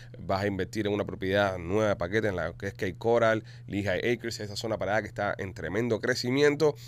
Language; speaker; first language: Spanish; native; Spanish